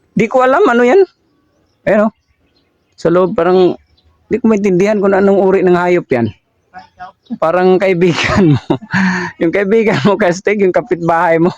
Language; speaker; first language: Filipino; non-native, local second language; Cebuano